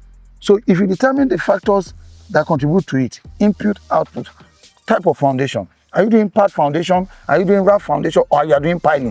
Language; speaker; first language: English; non-native, local second language; Igbo